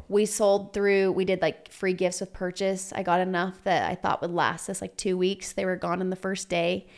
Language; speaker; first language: English; native; English